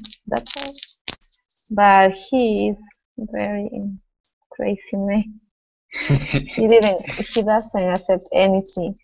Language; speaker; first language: English; non-native, learner; Spanish